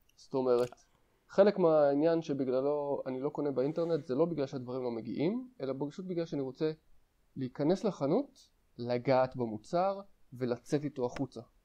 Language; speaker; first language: Hebrew; native; Hebrew